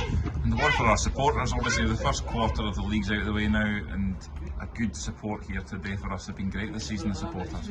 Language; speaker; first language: English; native; English